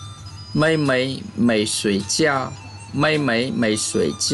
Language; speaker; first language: Chinese; non-native, fluent; Khmer